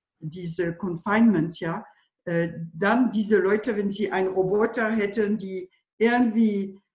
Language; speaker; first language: German; non-native, fluent; French